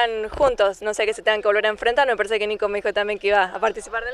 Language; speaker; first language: Spanish; native; Spanish